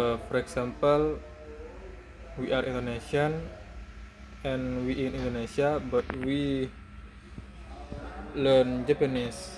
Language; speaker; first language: English; non-native, learner; Indonesian